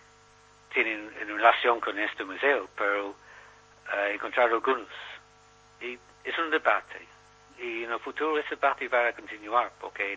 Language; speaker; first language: Spanish; non-native, learner; English